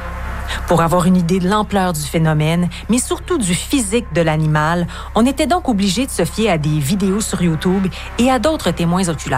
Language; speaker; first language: French; native; French